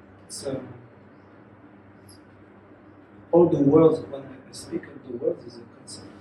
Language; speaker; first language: English; non-native, learner; French